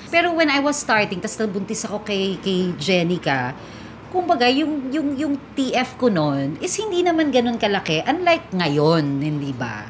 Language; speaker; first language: Filipino; native; Filipino